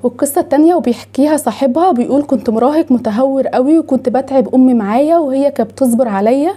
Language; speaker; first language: Arabic; native; Arabic